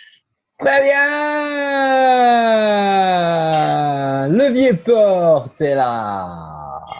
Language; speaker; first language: French; non-native, fluent; Portuguese